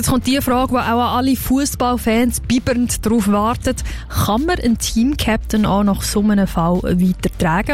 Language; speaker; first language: German; native; German